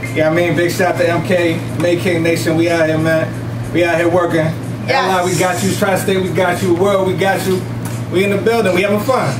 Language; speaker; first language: English; native; English